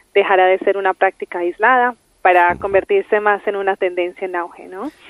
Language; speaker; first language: Spanish; native; Spanish